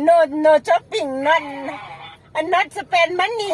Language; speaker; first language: English; non-native, learner; Thai